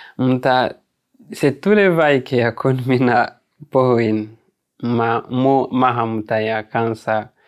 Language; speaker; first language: Finnish; non-native, learner; Rundi